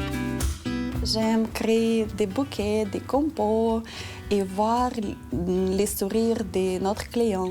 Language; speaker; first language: French; non-native, learner; Ukrainian